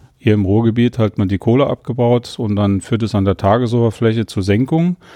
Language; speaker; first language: German; native; German